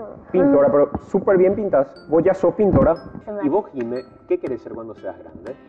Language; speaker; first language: Spanish; native; Spanish